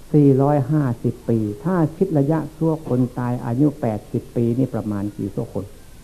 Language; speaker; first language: Thai; non-native, local second language; Lao